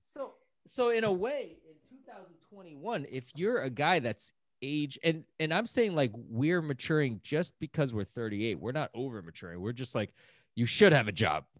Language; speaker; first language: English; native; English